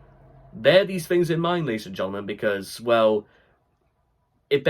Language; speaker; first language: English; native; English